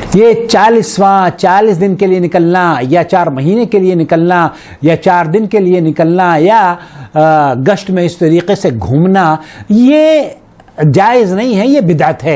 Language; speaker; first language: Urdu; native; Urdu